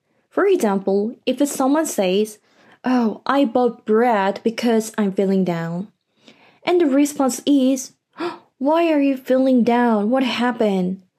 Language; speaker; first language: English; non-native, fluent; Korean